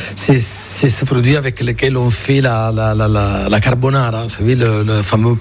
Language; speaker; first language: French; non-native, fluent; Italian